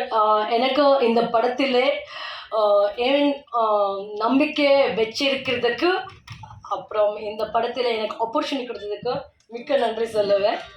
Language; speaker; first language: Tamil; non-native, fluent; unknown